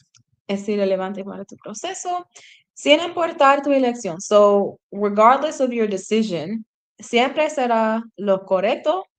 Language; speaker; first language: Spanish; non-native, learner; English